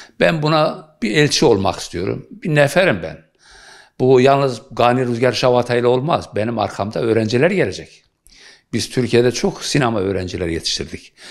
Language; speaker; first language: Turkish; native; Turkish